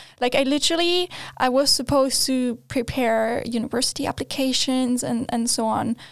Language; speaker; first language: English; non-native, fluent; German